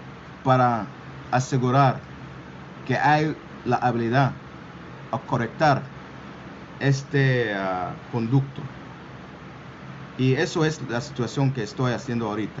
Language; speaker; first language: Spanish; non-native, local second language; English